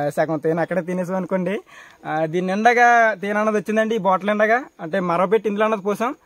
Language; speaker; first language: Telugu; non-native, local second language; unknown